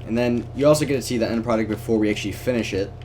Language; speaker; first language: English; native; English